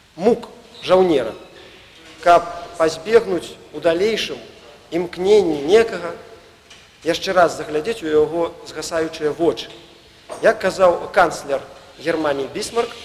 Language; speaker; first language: Belarusian; native; Belarusian